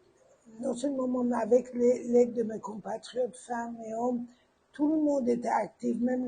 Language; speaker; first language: French; non-native, fluent; Persian